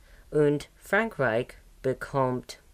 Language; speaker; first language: German; non-native, learner; English